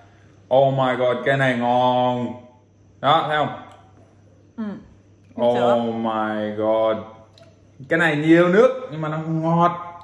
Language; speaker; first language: Vietnamese; non-native, fluent; English